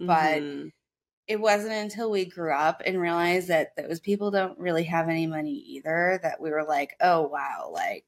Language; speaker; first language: English; native; English